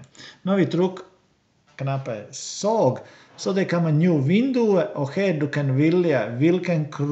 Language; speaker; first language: Swedish; non-native, learner; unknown